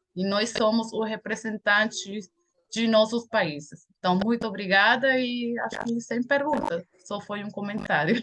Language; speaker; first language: Portuguese; non-native, fluent; Spanish